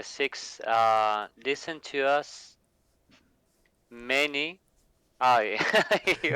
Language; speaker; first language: English; non-native, learner; Spanish